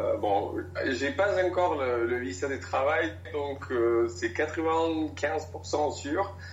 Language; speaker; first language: French; non-native, fluent; Spanish